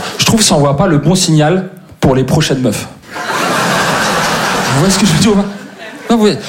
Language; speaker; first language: French; native; French